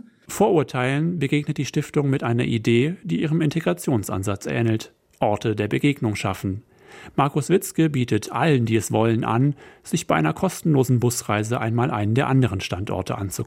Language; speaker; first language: German; native; German